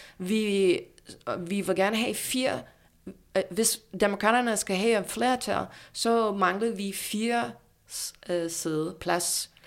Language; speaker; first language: Danish; non-native, fluent; English